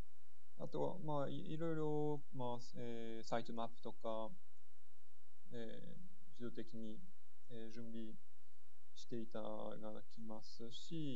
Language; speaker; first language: Japanese; non-native, fluent; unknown